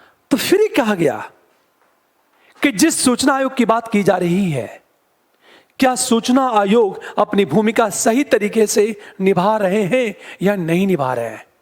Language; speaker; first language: Hindi; native; Hindi